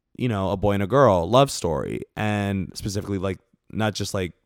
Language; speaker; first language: English; native; English